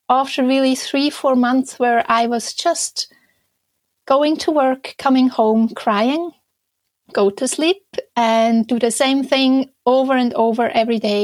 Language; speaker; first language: English; non-native, fluent; Swiss German